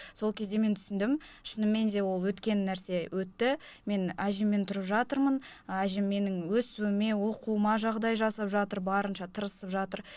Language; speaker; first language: Kazakh; non-native, local second language; Russian